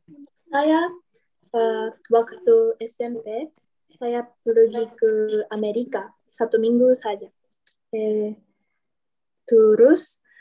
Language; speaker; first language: Indonesian; non-native, learner; Japanese